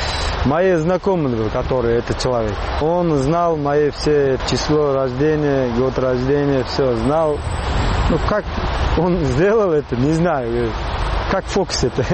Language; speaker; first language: Russian; non-native, learner; Uzbek